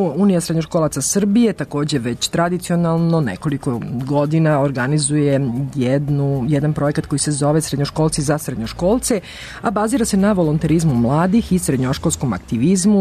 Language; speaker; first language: Serbian; native; Serbian